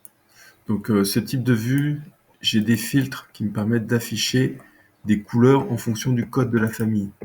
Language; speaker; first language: French; native; French